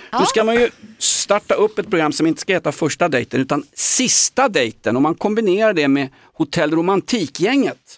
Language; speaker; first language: Swedish; native; Swedish